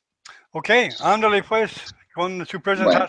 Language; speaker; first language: Spanish; non-native, learner; English